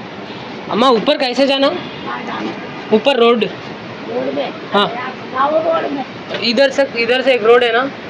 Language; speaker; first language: Hindi; non-native, local second language; Telugu